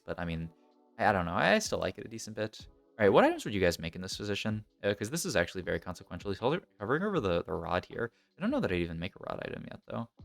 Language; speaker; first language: English; native; English